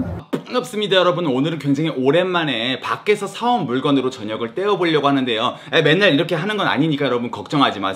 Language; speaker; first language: Korean; native; Korean